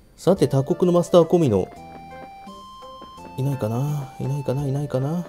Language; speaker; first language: Japanese; native; Japanese